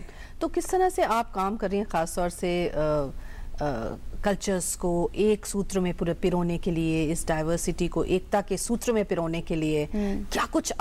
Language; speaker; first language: Hindi; native; Hindi